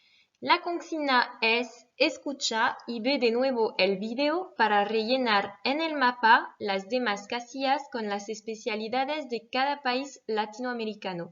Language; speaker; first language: Spanish; non-native, fluent; French